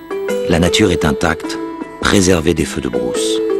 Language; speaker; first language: French; native; French